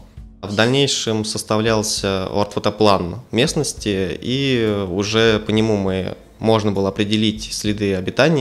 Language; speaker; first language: Russian; native; Russian